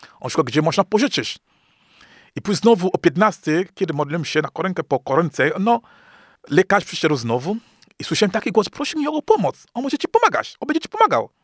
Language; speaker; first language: Polish; non-native, fluent; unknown